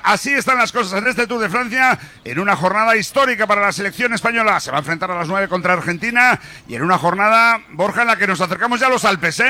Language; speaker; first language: Spanish; native; Spanish